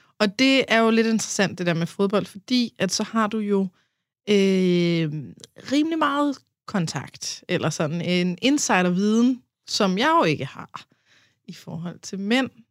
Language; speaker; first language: Danish; native; Danish